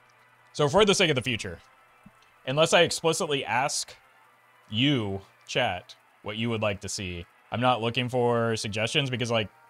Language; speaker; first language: English; native; English